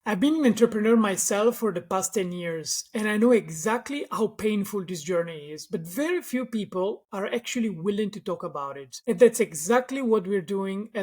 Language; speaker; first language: English; non-native, fluent; Italian